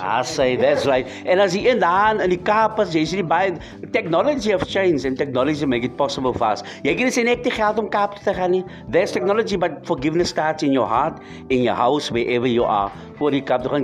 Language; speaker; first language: English; non-native, local second language; Afrikaans